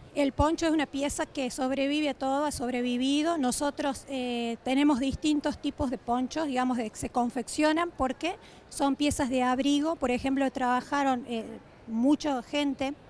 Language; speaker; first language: Spanish; native; Spanish